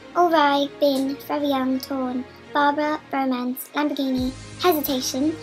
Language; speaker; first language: English; non-native, local second language; Filipino